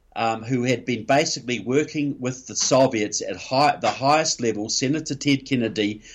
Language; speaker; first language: English; native; English